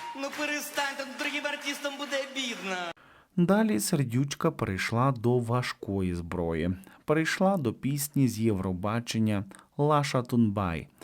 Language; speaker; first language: Ukrainian; native; Ukrainian